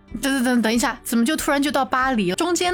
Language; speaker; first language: Chinese; native; Chinese